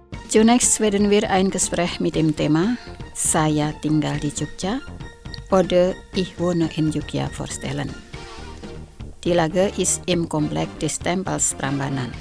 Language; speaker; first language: German; non-native, fluent; Indonesian